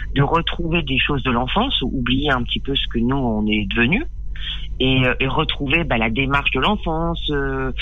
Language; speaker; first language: French; native; French